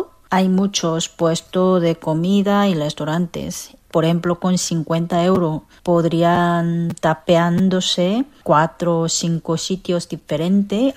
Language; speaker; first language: Spanish; non-native, local second language; Korean